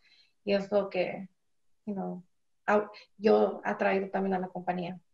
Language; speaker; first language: Spanish; early bilingual, heritage; Spanish